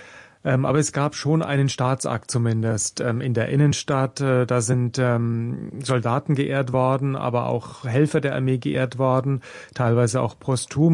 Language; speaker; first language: German; native; German